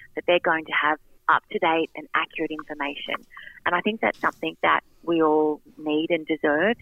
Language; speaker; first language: English; native; English